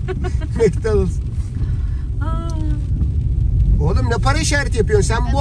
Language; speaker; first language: Turkish; native; Turkish